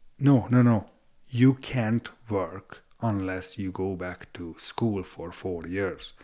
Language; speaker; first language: English; non-native, fluent; Hungarian